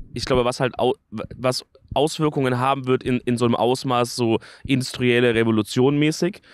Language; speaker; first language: German; native; German